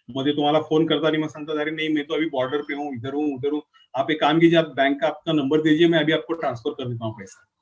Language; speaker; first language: Hindi; non-native, local second language; Marathi